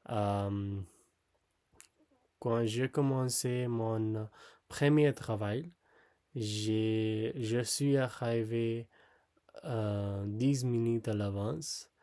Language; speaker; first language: French; non-native, learner; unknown